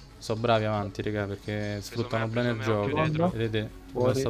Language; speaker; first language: Italian; native; Italian